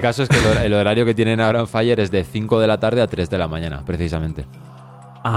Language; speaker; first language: Spanish; native; Spanish